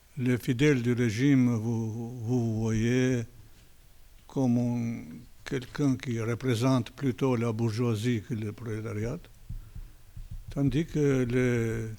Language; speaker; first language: French; non-native, fluent; Albanian